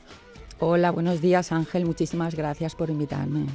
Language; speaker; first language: Spanish; native; Spanish